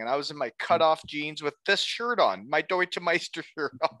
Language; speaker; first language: English; native; English